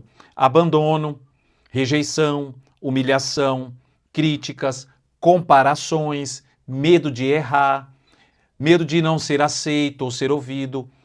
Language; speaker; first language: Portuguese; native; Portuguese